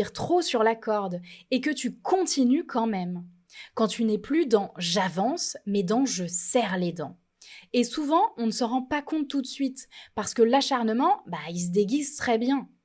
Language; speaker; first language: French; native; French